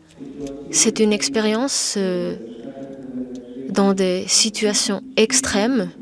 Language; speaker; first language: French; non-native, fluent; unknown